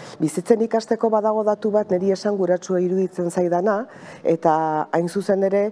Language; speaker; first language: Basque; native; Basque